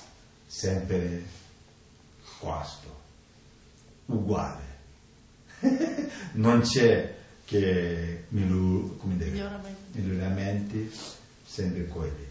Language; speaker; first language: Italian; non-native, learner; Tibetan